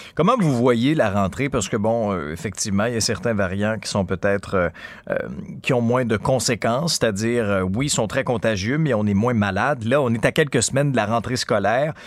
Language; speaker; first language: French; native; French